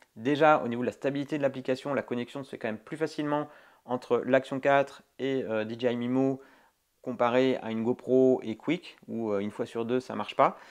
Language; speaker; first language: French; native; French